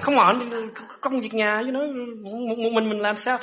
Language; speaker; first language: Vietnamese; early bilingual, heritage; Vietnamese